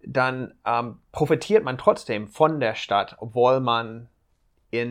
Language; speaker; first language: German; non-native, fluent; English